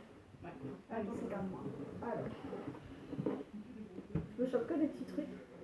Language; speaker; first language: French; native; French